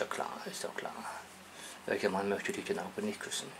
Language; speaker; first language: German; native; German